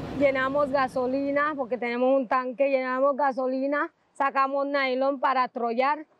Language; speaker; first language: Spanish; non-native, local second language; English